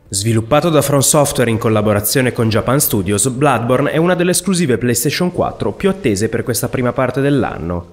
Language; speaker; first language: Italian; native; Italian